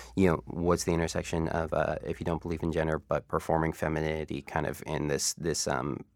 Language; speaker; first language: English; native; English